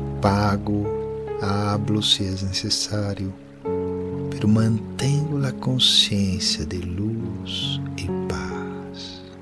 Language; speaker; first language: Spanish; non-native, fluent; Portuguese